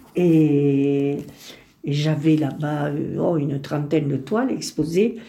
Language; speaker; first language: French; early bilingual, other home language; Spanish